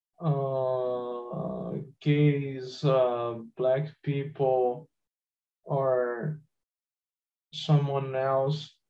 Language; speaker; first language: English; non-native, learner; Portuguese